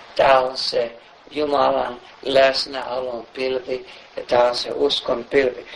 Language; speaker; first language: Finnish; native; Finnish